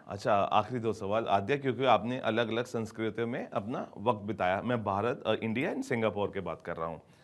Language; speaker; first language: Hindi; native; Hindi